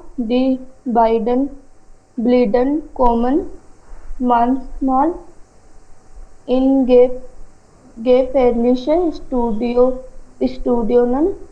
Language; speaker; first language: German; non-native, learner; Hindi